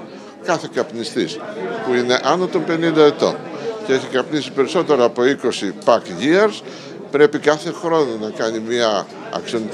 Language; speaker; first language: Greek; native; Greek